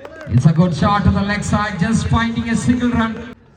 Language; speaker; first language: English; non-native, local second language; Malayalam